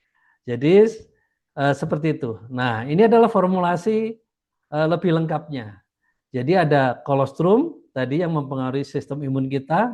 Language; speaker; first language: Indonesian; native; Indonesian